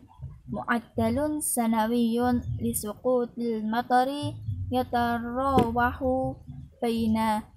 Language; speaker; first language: Arabic; non-native, learner; Indonesian